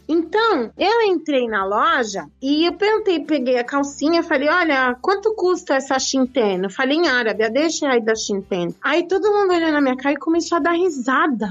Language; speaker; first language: Portuguese; native; Portuguese